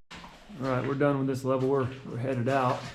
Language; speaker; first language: English; native; English